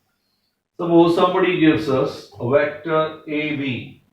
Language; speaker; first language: English; non-native, local second language; Hindi